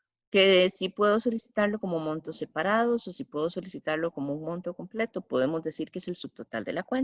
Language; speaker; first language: Spanish; native; Spanish